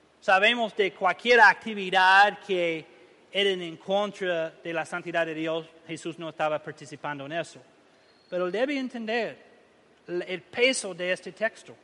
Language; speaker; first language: Spanish; non-native, learner; English